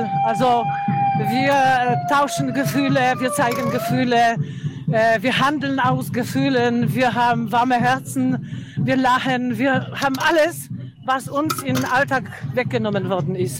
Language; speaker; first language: German; non-native, fluent; Polish